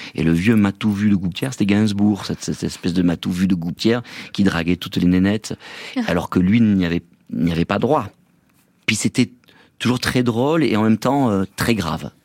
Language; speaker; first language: French; native; French